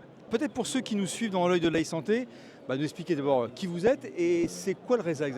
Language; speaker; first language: French; native; French